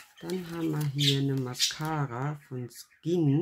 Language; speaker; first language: German; native; German